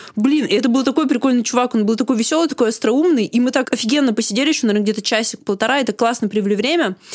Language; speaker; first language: Russian; native; Russian